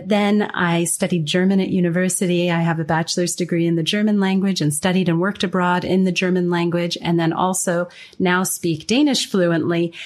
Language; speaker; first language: English; native; English